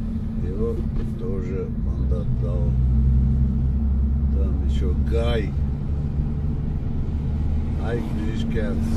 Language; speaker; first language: Russian; non-native, local second language; Armenian